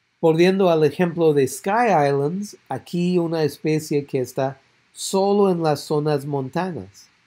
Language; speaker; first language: Spanish; non-native, fluent; English